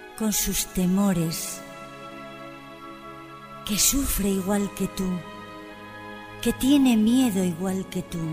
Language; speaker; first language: Spanish; native; Spanish